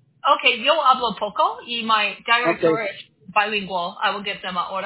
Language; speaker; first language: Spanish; non-native, learner; English